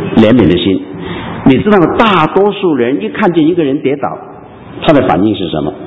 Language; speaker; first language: Chinese; non-native, local second language; Cantonese